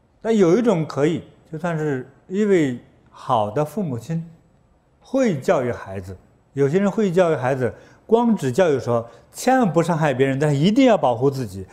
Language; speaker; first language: Chinese; native; Chinese